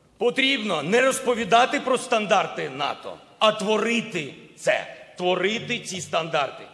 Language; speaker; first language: Ukrainian; non-native, local second language; Russian